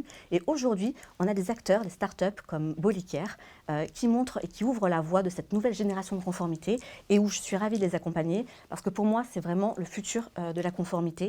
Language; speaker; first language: French; native; French